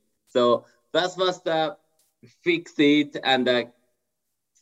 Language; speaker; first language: English; non-native, learner; Japanese